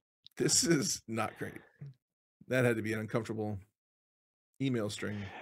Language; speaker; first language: English; native; English